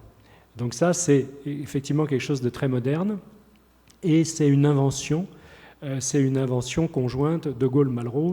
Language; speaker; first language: French; native; French